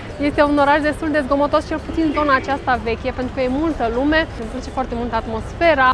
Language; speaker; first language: Romanian; native; Romanian